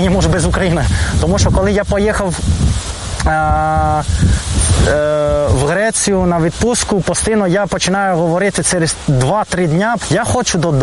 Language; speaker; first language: Ukrainian; non-native, fluent; Greek